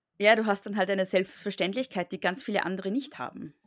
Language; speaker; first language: German; native; German